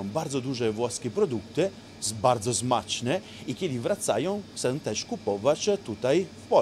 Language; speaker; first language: Polish; non-native, learner; Italian